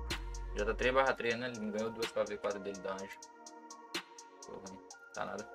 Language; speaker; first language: Portuguese; native; Portuguese